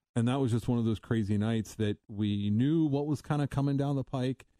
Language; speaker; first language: English; native; English